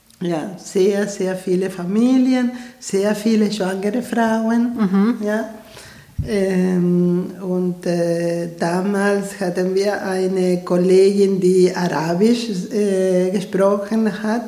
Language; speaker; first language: German; non-native, fluent; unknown